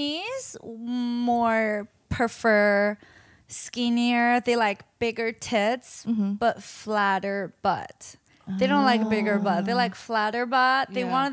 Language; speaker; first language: English; non-native, fluent; Chinese